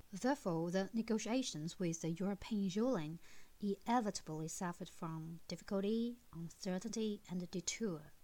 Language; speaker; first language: English; non-native, fluent; Chinese